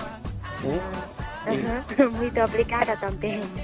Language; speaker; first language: Portuguese; non-native, fluent; Chinese